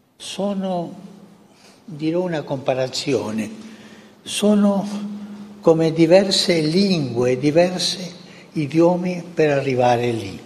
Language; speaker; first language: Italian; non-native, fluent; Spanish